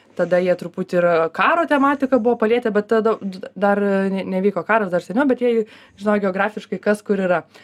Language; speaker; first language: Lithuanian; native; Lithuanian